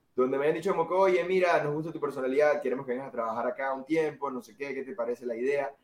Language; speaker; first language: Spanish; native; Spanish